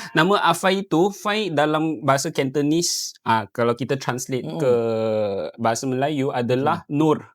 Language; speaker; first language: Malay; non-native, local second language; Cantonese